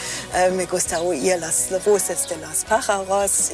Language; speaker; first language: Spanish; non-native, fluent; German